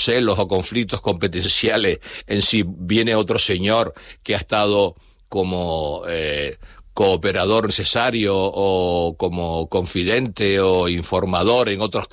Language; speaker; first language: Spanish; native; Spanish